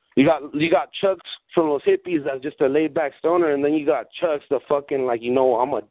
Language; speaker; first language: English; early bilingual, other home language; Spanish